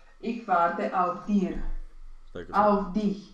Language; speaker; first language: German; non-native, learner; Romanian